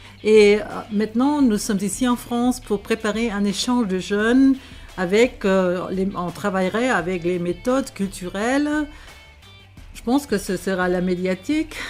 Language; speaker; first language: French; non-native, fluent; German